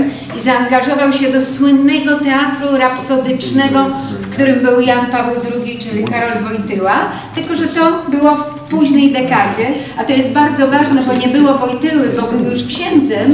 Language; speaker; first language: Polish; native; Polish